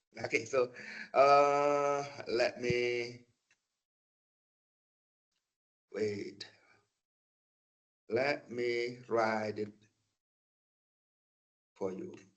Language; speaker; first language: English; non-native, fluent; Indonesian